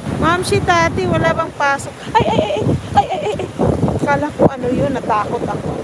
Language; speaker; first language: Filipino; non-native, local second language; Cebuano